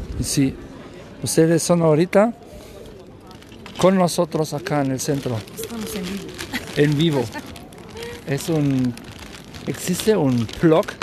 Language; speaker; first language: Spanish; non-native, learner; German